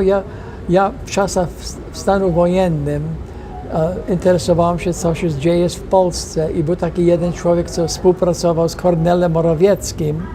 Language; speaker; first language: Polish; non-native, fluent; English